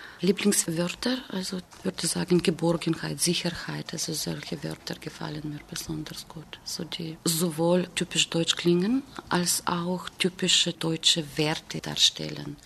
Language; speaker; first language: German; non-native, fluent; Bulgarian